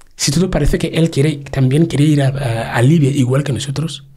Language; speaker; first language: Spanish; non-native, fluent; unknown